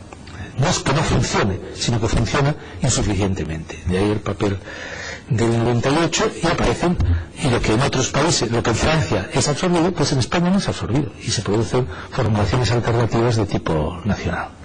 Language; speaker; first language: Spanish; native; Spanish